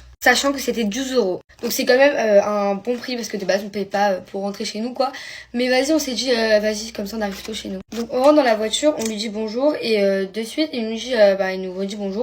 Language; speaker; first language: French; native; French